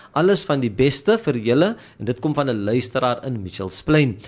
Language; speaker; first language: Afrikaans; non-native, local second language; English